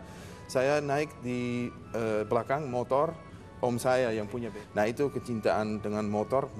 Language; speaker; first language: Indonesian; non-native, fluent; Dutch